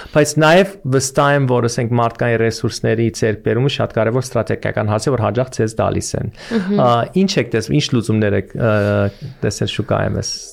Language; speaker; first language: Armenian; early bilingual, heritage; Armenian